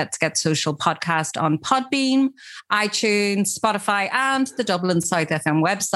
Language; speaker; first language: English; native; English